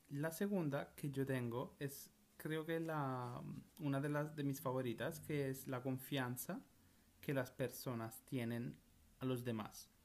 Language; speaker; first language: Spanish; non-native, fluent; Italian